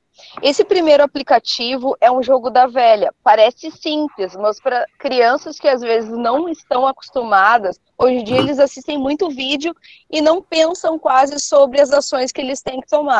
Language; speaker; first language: Portuguese; native; Portuguese